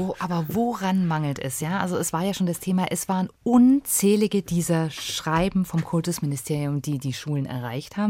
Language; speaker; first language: German; native; German